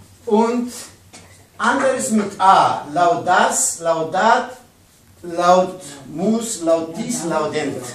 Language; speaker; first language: German; non-native, fluent; Pashto